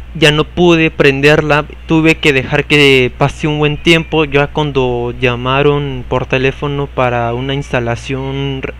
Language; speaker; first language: Spanish; native; Spanish